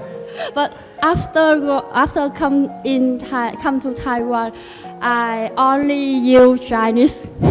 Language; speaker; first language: English; non-native, learner; Vietnamese